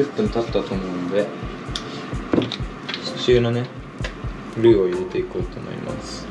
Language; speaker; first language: Japanese; native; Japanese